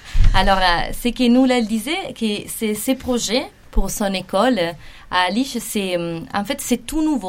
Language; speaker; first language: French; non-native, fluent; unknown